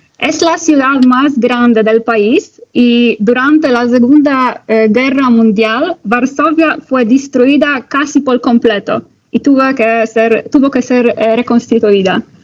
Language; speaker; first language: Spanish; non-native, learner; Polish